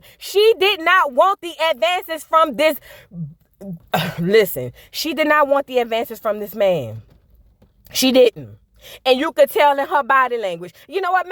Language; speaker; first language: English; native; English